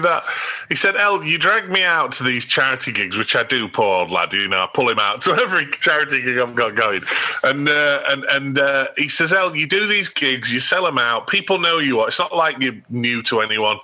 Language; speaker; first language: English; native; English